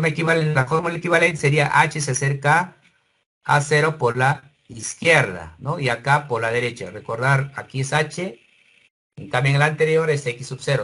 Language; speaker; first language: Spanish; native; Spanish